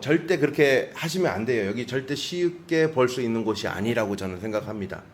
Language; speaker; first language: Korean; native; Korean